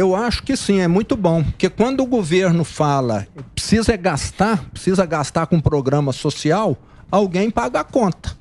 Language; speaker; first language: Portuguese; native; Portuguese